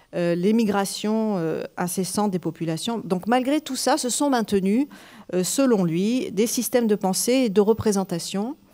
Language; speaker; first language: French; native; French